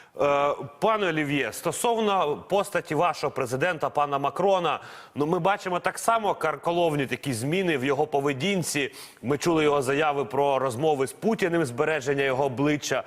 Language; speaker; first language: Ukrainian; native; Ukrainian